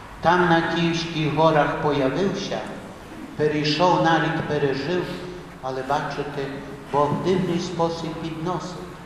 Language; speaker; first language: Ukrainian; early bilingual, heritage; Ukrainian